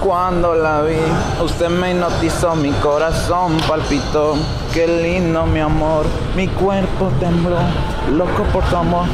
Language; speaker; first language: Spanish; early bilingual, other home language; English